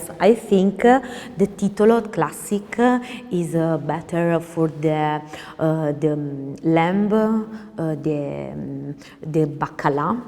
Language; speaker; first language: English; non-native, learner; Italian